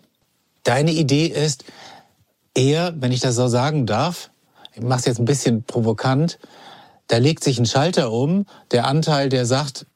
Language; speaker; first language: German; native; German